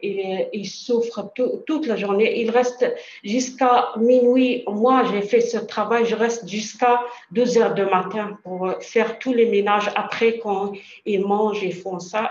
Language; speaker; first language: French; non-native, learner; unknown